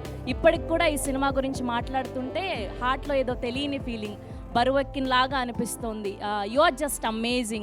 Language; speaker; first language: Telugu; native; Telugu